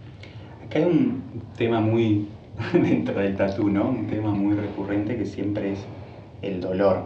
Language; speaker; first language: Spanish; native; Spanish